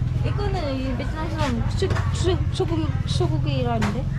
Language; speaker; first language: Korean; non-native, learner; Vietnamese